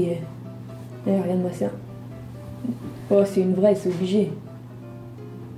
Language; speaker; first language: French; native; French